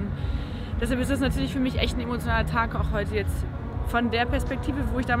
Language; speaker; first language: German; native; German